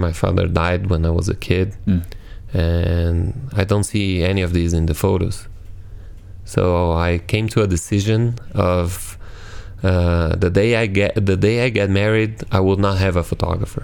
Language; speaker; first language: English; non-native, fluent; Portuguese